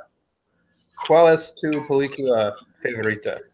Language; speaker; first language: Spanish; non-native, learner; English